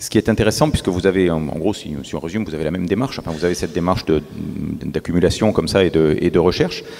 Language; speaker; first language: French; native; French